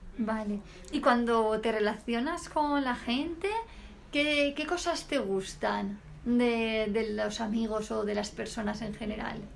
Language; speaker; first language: Spanish; native; Spanish